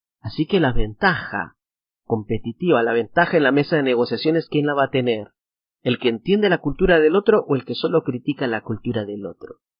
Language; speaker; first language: Spanish; native; Spanish